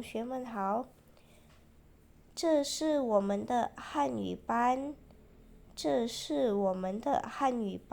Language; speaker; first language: Chinese; non-native, fluent; Indonesian